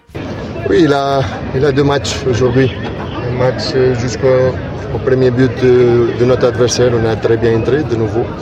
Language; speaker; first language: French; non-native, learner; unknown